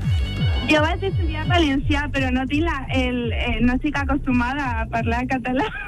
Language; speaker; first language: Catalan; non-native, local second language; Spanish